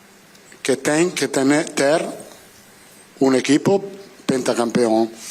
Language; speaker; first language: Spanish; non-native, fluent; Italian